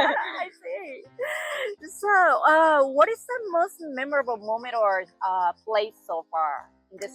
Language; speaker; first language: English; non-native, fluent; Japanese